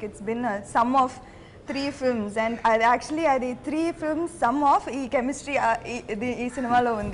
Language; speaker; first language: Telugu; non-native, fluent; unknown